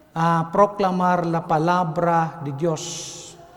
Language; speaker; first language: Spanish; non-native, learner; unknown